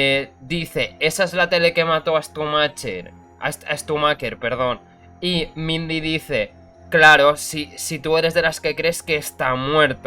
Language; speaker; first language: Spanish; native; Spanish